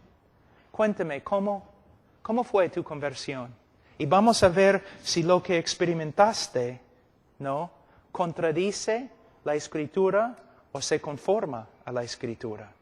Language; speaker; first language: Spanish; non-native, fluent; English